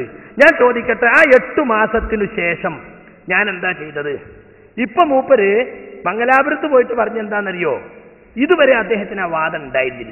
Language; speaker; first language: Malayalam; native; Malayalam